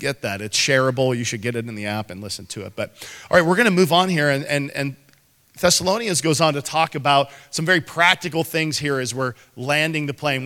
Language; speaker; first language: English; native; English